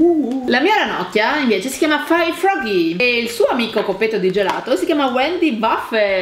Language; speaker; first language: Italian; native; Italian